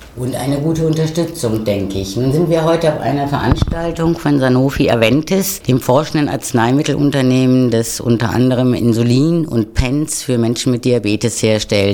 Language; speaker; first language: German; native; German